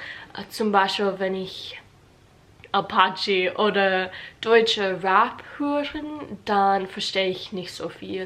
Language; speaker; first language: German; non-native, learner; English